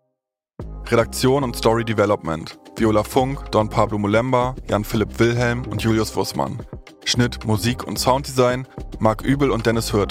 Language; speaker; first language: German; native; German